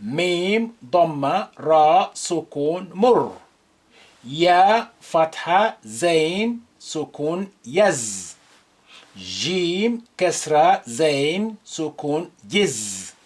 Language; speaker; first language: Arabic; non-native, fluent; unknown